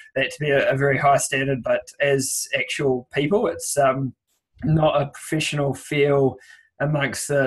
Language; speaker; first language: English; native; English